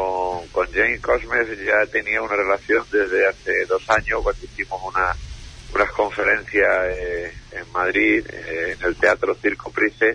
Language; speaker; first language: Spanish; native; Spanish